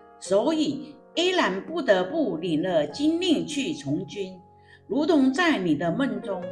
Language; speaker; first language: Chinese; native; Chinese